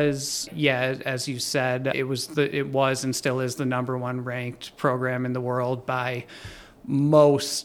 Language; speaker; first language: English; native; English